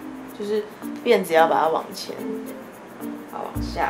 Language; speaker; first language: Chinese; native; Chinese